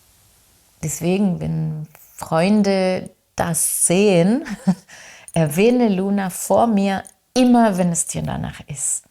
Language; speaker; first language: German; non-native, fluent; Spanish